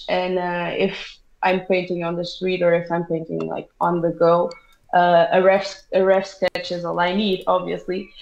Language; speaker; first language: English; non-native, fluent; Portuguese